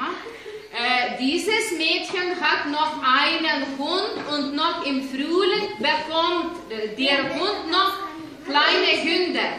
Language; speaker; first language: German; non-native, fluent; Lithuanian